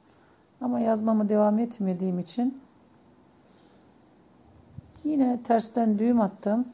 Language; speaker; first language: Turkish; native; Turkish